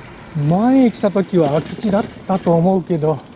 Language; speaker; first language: Japanese; native; Japanese